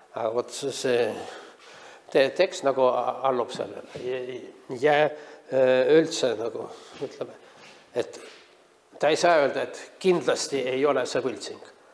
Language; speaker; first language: Estonian; non-native, local second language; Russian